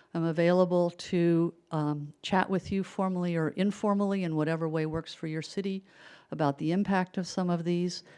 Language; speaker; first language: English; native; English